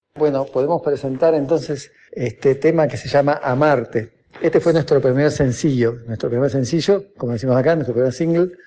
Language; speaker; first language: Spanish; native; Spanish